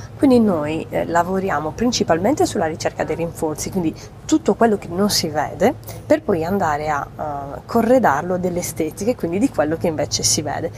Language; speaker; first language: Italian; native; Italian